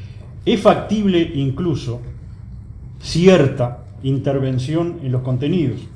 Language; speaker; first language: Spanish; native; Spanish